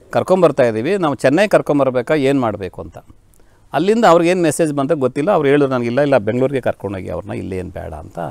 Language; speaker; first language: Kannada; native; Kannada